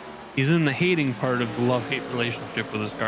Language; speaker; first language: English; native; English